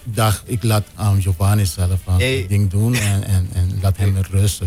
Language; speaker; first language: Dutch; non-native, local second language; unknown